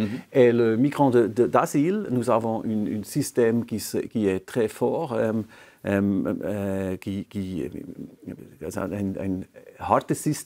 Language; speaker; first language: French; non-native, local second language; German